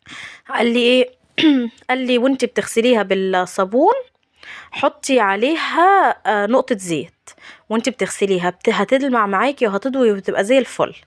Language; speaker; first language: Arabic; native; Arabic